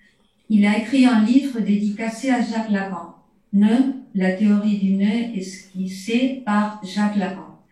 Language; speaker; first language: French; native; French